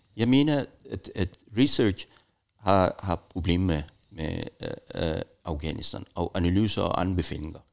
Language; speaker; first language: Danish; non-native, fluent; Persian